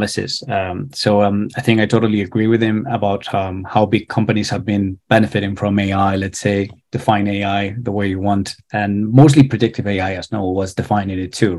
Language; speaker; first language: English; non-native, fluent; Spanish